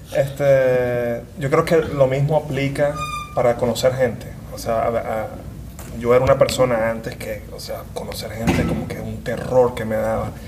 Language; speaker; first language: Spanish; native; Spanish